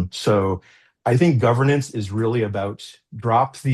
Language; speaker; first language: English; native; English